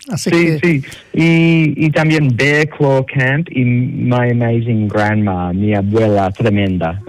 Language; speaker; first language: Spanish; non-native, learner; English